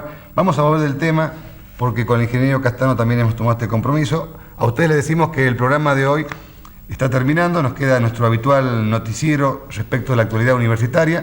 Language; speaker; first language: Spanish; native; Spanish